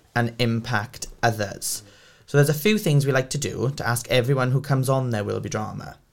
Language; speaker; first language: English; native; English